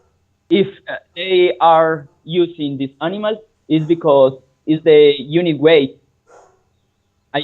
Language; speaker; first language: English; non-native, learner; Spanish